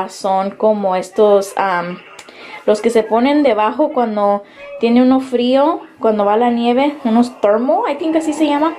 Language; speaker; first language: Spanish; early bilingual, heritage; Spanish